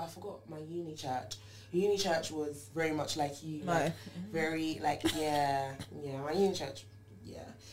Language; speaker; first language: English; non-native, local second language; Yoruba